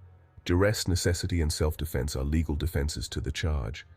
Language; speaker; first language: English; native; English